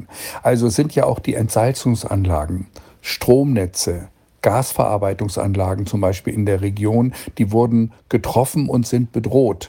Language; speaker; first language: German; native; German